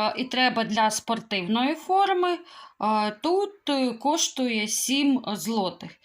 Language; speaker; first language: Ukrainian; non-native, local second language; Russian